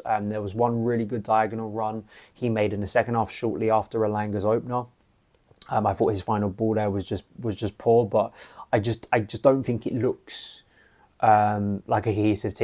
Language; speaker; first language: English; native; English